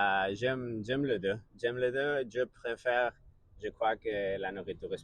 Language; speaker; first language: French; non-native, learner; Catalan